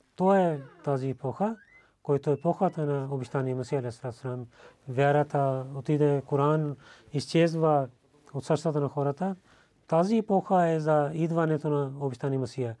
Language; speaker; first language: Bulgarian; non-native, learner; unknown